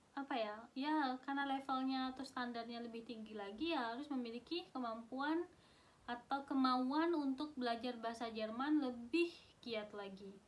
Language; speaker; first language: Indonesian; native; Indonesian